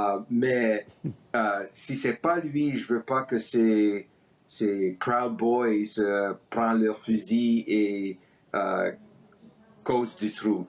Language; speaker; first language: French; early bilingual, heritage; French